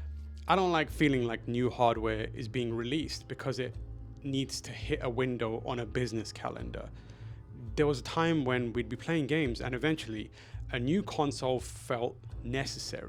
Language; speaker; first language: English; native; English